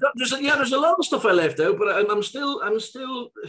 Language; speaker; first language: English; native; English